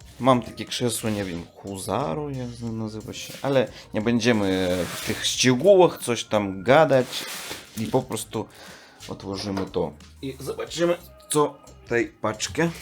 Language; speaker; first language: Polish; non-native, learner; Russian